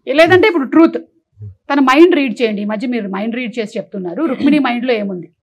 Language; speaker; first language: Telugu; non-native, local second language; Malayalam